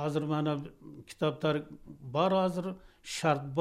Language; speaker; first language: Kyrgyz; non-native, local second language; Uyghur